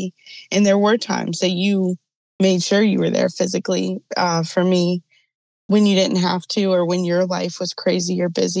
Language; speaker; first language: English; native; English